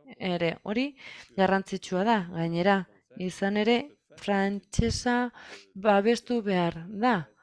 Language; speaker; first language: Basque; non-native, fluent; French